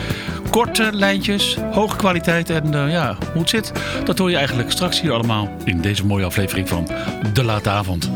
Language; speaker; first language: Dutch; native; Dutch